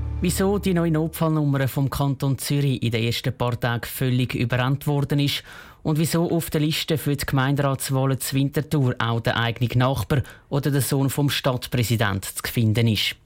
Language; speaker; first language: German; native; German